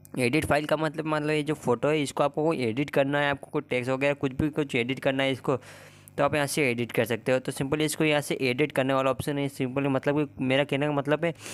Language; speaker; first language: Hindi; native; Hindi